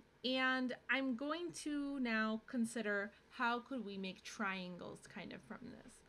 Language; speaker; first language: English; native; English